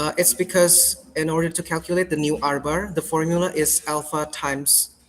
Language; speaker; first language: English; non-native, fluent; Indonesian